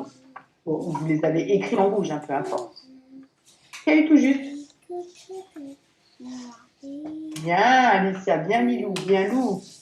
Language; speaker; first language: French; native; French